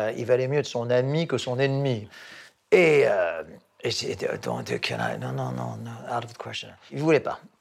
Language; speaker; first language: French; non-native, local second language; English